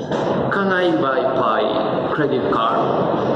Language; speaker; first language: English; non-native, learner; Spanish